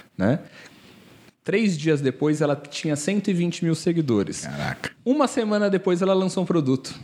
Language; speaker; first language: Portuguese; native; Portuguese